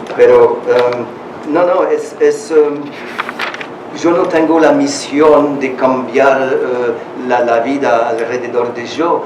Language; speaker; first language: Spanish; non-native, learner; French